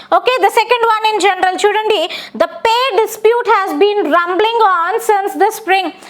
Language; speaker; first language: English; non-native, local second language; Telugu